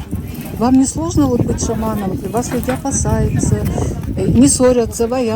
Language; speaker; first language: Russian; native; Russian